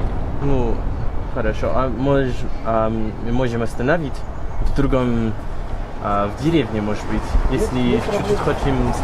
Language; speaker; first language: Russian; non-native, learner; English